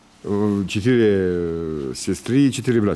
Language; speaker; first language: Russian; non-native, learner; Serbian